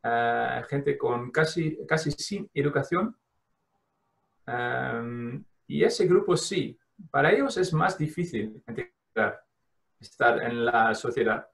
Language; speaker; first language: Spanish; non-native, fluent; Dutch